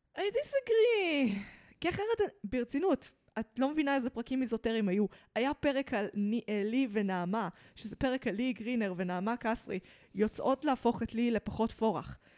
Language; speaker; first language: Hebrew; early bilingual, other home language; English